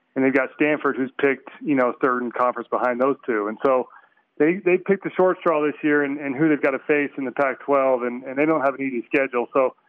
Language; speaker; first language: English; native; English